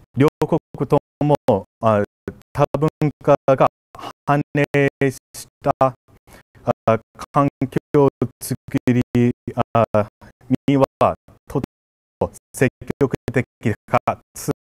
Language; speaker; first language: Japanese; non-native, fluent; English